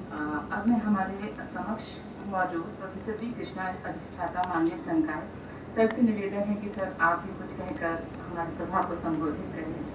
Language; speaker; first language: Hindi; native; Hindi